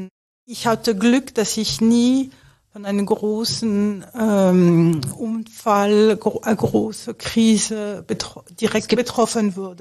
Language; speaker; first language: German; non-native, fluent; French